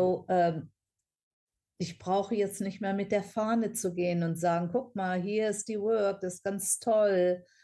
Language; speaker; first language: German; non-native, fluent; English